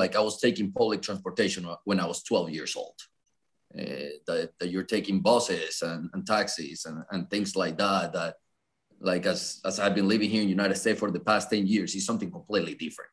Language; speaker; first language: English; non-native, fluent; Spanish